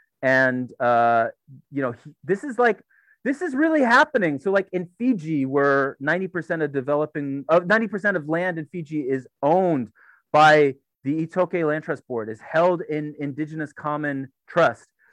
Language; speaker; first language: English; native; English